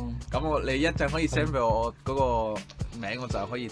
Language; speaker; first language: Cantonese; non-native, fluent; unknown